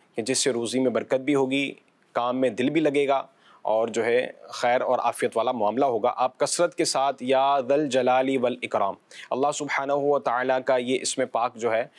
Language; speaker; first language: Urdu; non-native, local second language; Punjabi